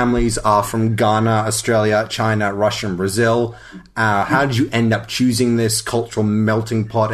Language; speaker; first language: English; native; English